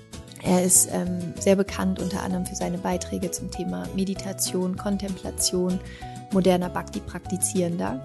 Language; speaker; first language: German; native; German